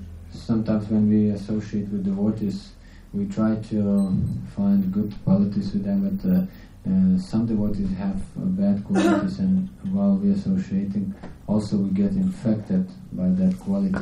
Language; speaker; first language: English; non-native, fluent; Lithuanian